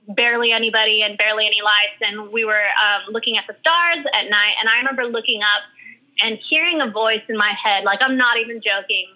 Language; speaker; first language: English; early bilingual, other home language; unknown